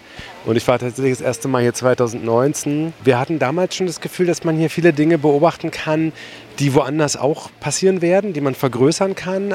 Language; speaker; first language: German; native; German